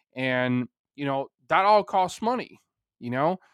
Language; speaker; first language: English; early bilingual, other home language; Bulgarian